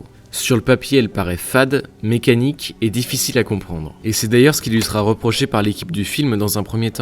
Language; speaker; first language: French; native; French